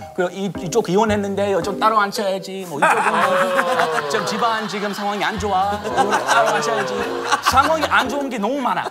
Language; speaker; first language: Korean; non-native, fluent; English